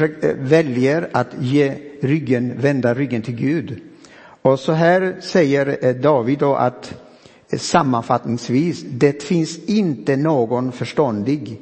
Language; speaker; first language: Swedish; non-native, fluent; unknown